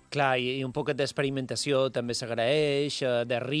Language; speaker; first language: Catalan; native; Catalan